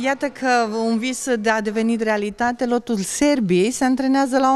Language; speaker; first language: Romanian; native; Romanian